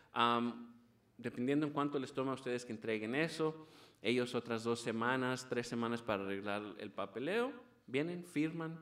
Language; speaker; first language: Spanish; early bilingual, heritage; Spanish